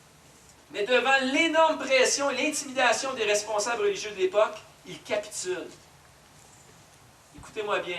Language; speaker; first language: French; native; French